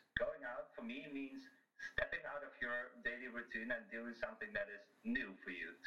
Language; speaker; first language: English; non-native, fluent; Dutch